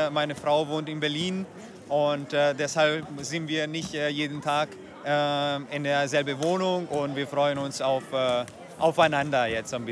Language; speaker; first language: German; non-native, fluent; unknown